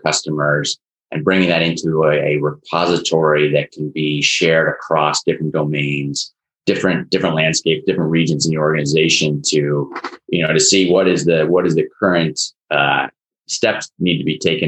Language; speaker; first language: English; native; English